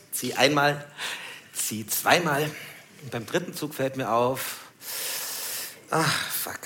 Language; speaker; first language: German; native; German